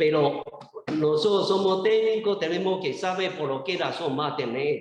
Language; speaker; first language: Spanish; non-native, learner; Chinese